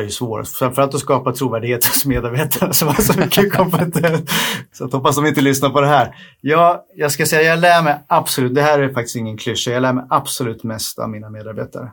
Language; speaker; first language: Swedish; native; Swedish